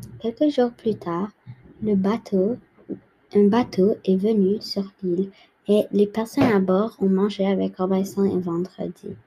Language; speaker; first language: French; non-native, learner; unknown